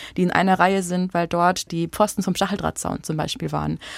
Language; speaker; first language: German; native; German